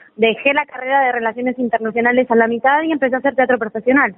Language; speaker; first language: Spanish; native; Spanish